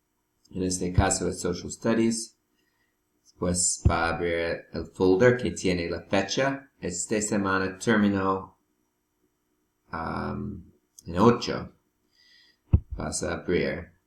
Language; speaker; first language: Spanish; non-native, learner; English